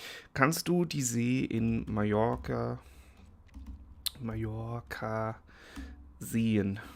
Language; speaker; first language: German; non-native, fluent; English